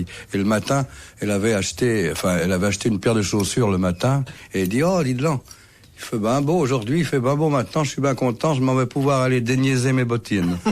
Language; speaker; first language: French; native; French